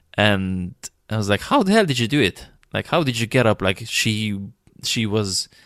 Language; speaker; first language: English; non-native, fluent; Romanian